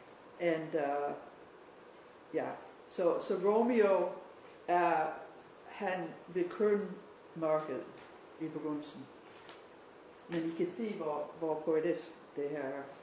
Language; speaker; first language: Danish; non-native, fluent; English